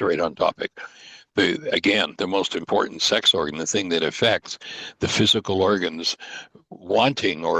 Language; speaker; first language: English; native; English